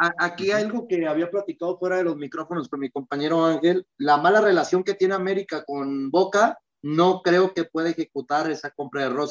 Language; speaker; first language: Spanish; native; Spanish